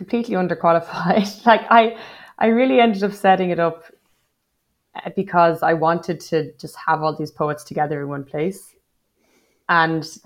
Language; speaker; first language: English; native; English